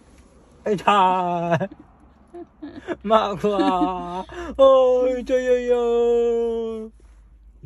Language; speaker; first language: Japanese; native; Japanese